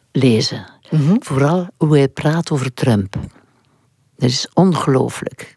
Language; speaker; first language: Dutch; non-native, local second language; French